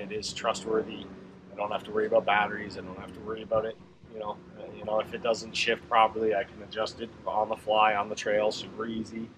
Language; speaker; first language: English; native; English